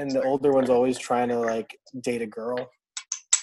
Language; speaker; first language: English; non-native, local second language; Filipino